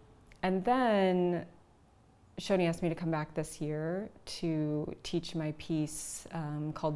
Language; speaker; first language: English; native; English